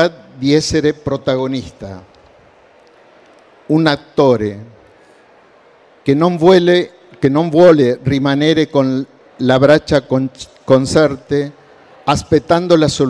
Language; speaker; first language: Italian; non-native, learner; Spanish